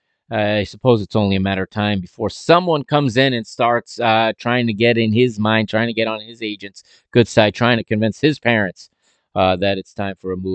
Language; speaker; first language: English; native; English